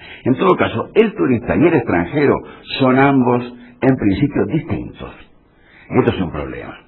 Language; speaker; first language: Spanish; native; Spanish